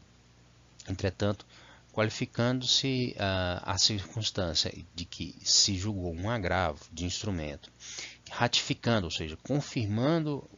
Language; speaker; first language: Portuguese; native; Portuguese